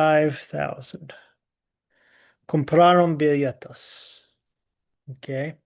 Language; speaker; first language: Spanish; non-native, fluent; English